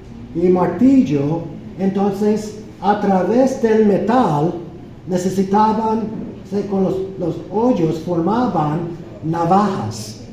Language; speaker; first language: Spanish; non-native, fluent; English